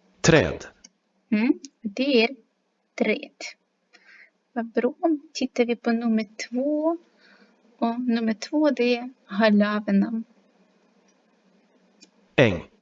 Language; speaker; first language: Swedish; non-native, fluent; Ukrainian